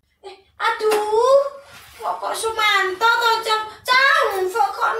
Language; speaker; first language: Vietnamese; non-native, learner; Javanese